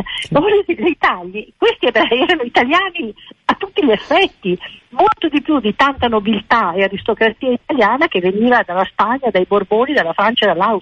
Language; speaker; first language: Italian; native; Italian